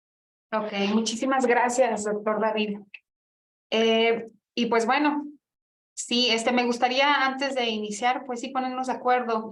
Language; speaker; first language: Spanish; native; Spanish